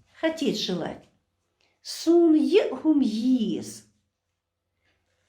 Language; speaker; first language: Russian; non-native, local second language; Chechen